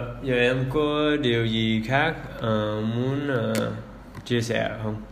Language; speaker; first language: Vietnamese; early bilingual, heritage; English